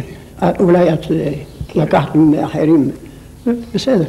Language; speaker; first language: Hebrew; non-native, local second language; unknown